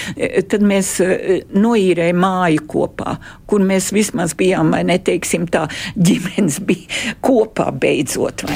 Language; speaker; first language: Latvian; early bilingual, heritage; Latvian